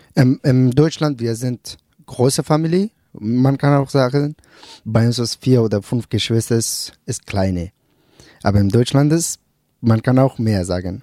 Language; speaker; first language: German; non-native, learner; Persian